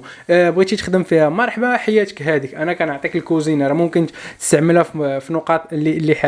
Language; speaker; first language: Arabic; native; Arabic